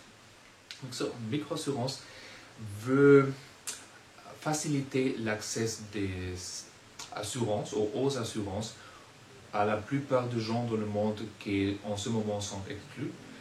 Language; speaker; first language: French; non-native, fluent; German